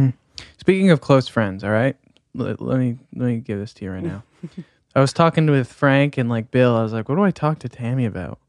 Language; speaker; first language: English; native; English